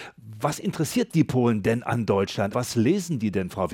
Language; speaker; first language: German; native; German